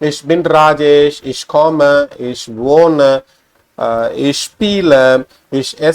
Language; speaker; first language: German; non-native, fluent; Tamil